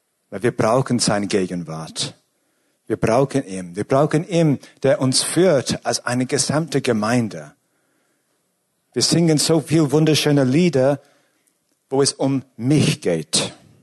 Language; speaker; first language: German; non-native, fluent; English